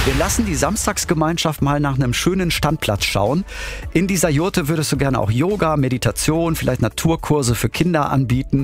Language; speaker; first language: German; native; German